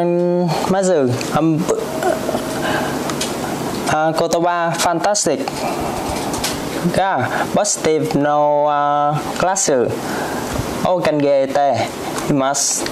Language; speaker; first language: Japanese; non-native, learner; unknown